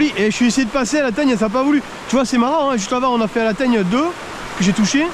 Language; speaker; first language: French; native; French